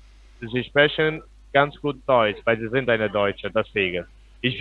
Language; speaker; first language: German; non-native, fluent; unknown